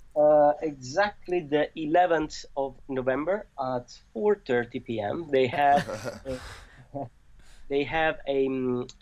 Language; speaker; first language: English; non-native, fluent; Italian